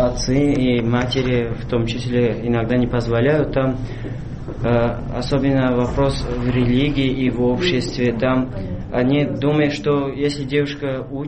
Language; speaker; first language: Russian; non-native, local second language; Kyrgyz